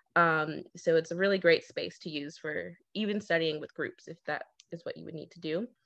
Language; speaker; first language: English; native; English